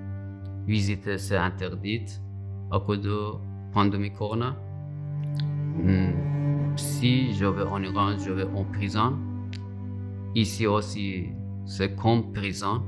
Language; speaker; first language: French; non-native, learner; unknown